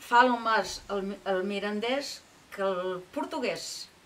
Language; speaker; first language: Portuguese; non-native, local second language; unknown